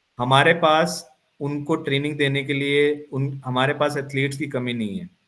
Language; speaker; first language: Hindi; non-native, local second language; Punjabi